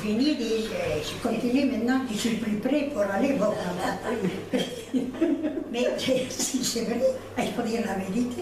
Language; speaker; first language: French; non-native, fluent; Spanish